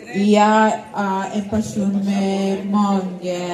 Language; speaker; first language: Norwegian; non-native, fluent; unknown